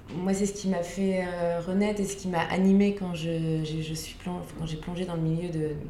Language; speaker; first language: French; native; French